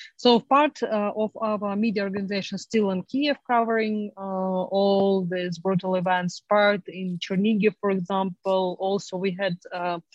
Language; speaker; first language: English; non-native, fluent; Ukrainian